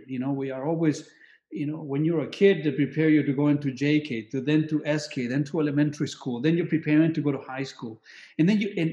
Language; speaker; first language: English; non-native, fluent; Spanish